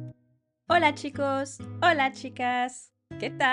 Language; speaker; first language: Spanish; non-native, fluent; French